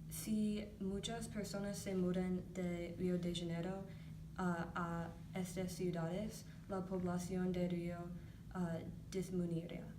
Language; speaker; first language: Spanish; non-native, learner; English